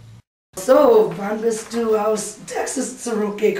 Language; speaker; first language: German; non-native, learner; English